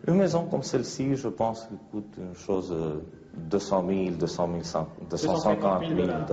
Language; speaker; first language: French; non-native, fluent; Spanish